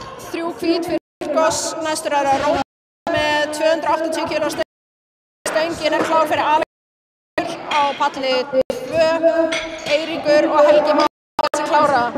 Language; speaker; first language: Icelandic; native; Icelandic